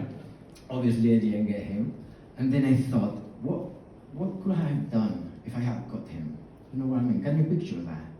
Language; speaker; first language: English; non-native, fluent; Spanish